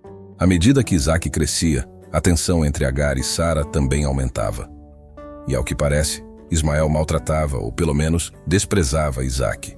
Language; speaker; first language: Portuguese; native; Portuguese